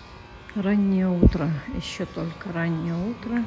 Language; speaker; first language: Russian; non-native, local second language; Kazakh